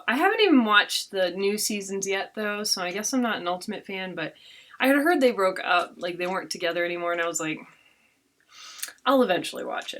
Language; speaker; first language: English; native; English